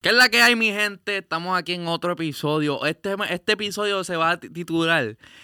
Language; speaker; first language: Spanish; early bilingual, heritage; Spanish